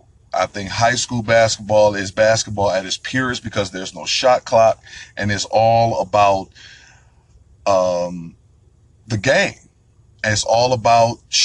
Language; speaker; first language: English; native; English